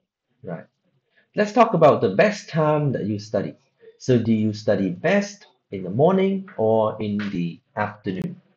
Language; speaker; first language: English; non-native, fluent; Vietnamese